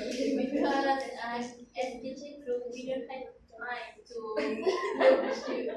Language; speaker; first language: English; non-native, local second language; Malay